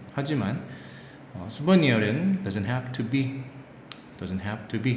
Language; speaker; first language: English; non-native, fluent; Korean